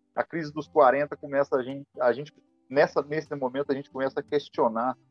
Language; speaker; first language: Portuguese; native; Portuguese